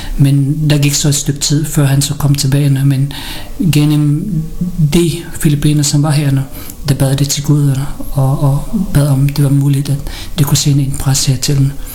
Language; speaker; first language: Danish; early bilingual, other home language; Filipino